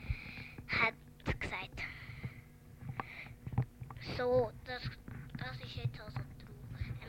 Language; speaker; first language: German; early bilingual, other home language; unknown